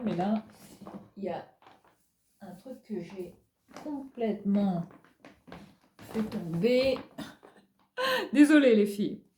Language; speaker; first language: French; native; French